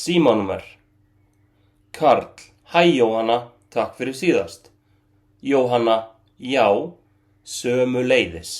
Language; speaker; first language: Icelandic; non-native, fluent; Arabic